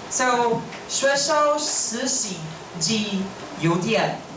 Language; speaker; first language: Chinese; non-native, learner; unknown